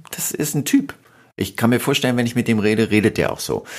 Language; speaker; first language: German; native; German